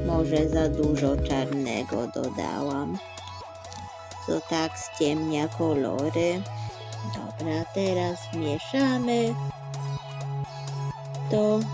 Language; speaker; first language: Polish; early bilingual, heritage; Polish